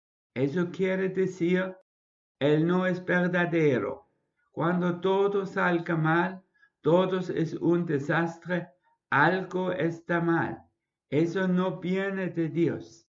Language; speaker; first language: Spanish; non-native, fluent; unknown